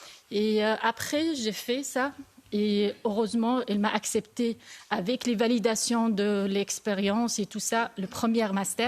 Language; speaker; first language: French; non-native, learner; Arabic